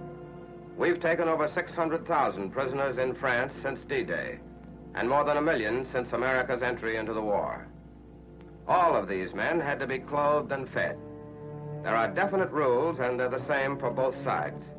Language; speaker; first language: English; native; English